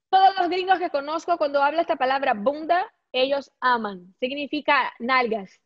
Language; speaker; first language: Spanish; non-native, fluent; Portuguese